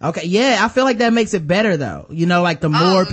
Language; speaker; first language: English; native; English